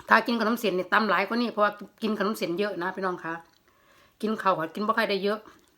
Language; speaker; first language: Thai; native; Thai